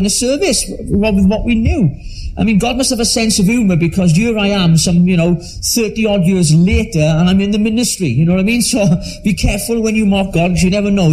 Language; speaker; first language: English; native; English